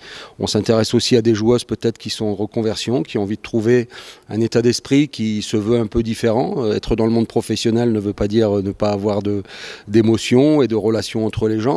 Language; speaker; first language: French; native; French